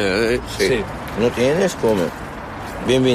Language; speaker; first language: Spanish; non-native, learner; Arabic